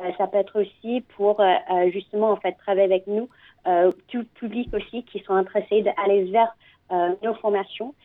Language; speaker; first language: French; non-native, fluent; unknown